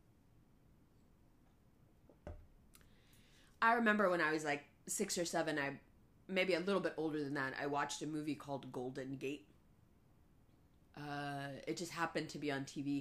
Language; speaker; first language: English; early bilingual, other home language; Urdu